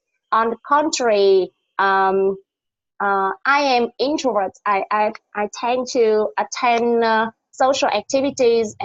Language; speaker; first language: English; non-native, learner; Vietnamese